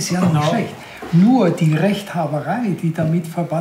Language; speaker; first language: German; native; German